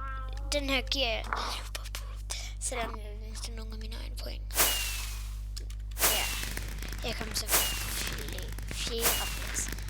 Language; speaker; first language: Danish; native; Danish